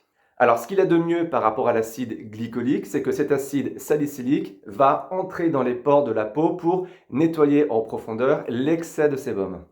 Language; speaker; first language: French; native; French